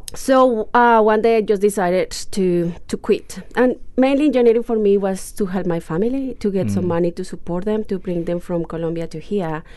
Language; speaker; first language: English; non-native, fluent; Spanish